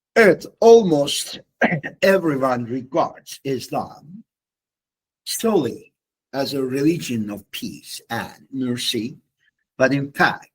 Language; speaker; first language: English; non-native, fluent; Turkish